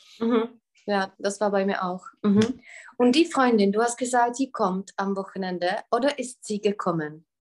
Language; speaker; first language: German; non-native, fluent; Czech